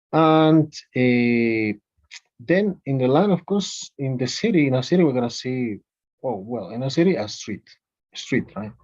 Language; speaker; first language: English; non-native, fluent; Spanish